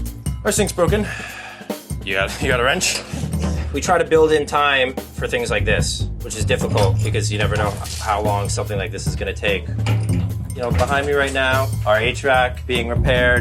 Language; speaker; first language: English; native; English